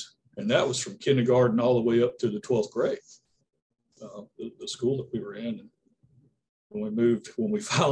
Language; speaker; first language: English; native; English